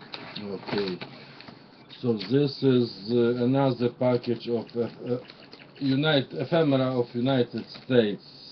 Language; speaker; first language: English; non-native, learner; Russian